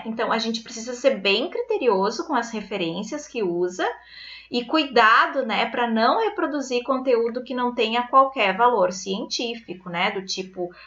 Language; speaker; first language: Portuguese; native; Portuguese